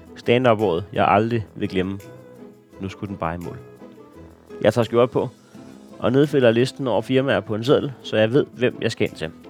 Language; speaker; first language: Danish; native; Danish